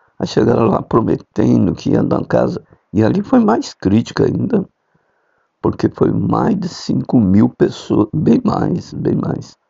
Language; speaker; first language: Portuguese; native; Portuguese